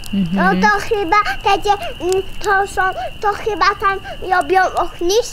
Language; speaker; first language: Polish; early bilingual, heritage; Polish